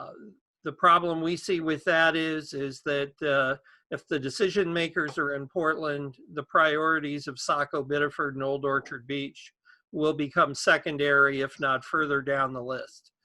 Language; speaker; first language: English; native; English